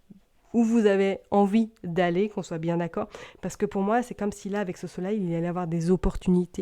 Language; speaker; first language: French; native; French